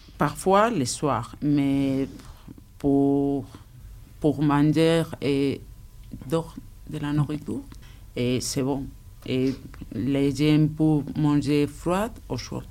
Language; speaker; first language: French; non-native, learner; Spanish